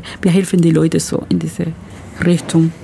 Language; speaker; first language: German; non-native, learner; Spanish